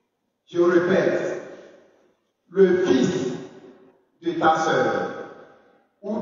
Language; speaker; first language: French; non-native, fluent; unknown